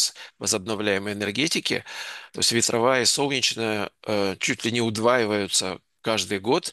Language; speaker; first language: Russian; native; Russian